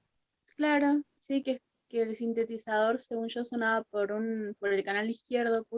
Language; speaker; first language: Spanish; native; Spanish